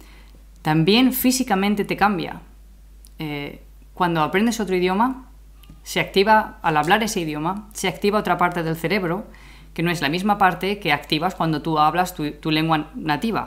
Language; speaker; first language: Spanish; native; Spanish